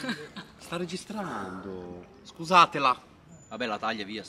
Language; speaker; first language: Italian; native; Italian